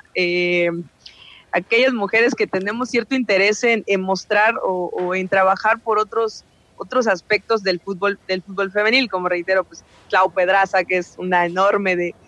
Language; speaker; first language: Spanish; native; Spanish